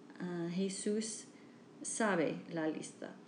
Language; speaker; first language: Spanish; non-native, learner; English